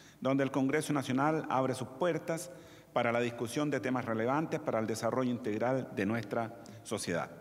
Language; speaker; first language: Spanish; native; Spanish